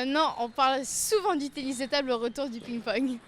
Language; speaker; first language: French; native; French